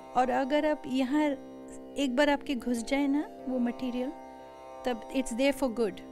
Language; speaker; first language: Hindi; non-native, local second language; Bangla